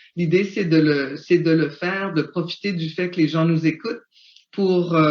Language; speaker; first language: French; early bilingual, other home language; Haitian Creole